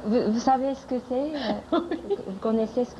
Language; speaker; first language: French; non-native, fluent; Japanese